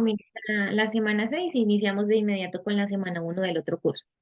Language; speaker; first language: Spanish; native; Spanish